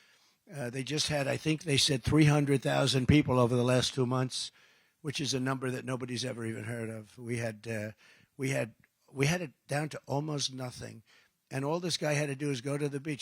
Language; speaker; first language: English; native; English